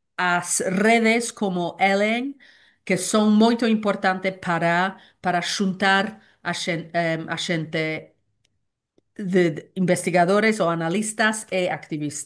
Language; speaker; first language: Portuguese; non-native, learner; Welsh